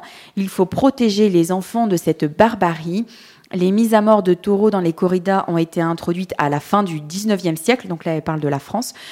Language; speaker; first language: French; native; French